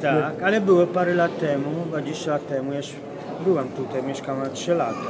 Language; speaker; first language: Polish; non-native, learner; Italian